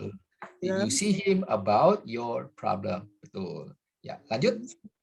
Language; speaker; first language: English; non-native, fluent; Indonesian